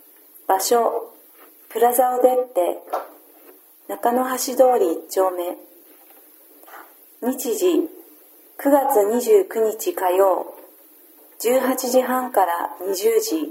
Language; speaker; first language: Japanese; native; Japanese